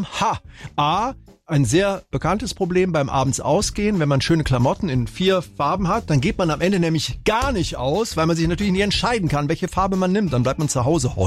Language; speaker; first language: German; native; German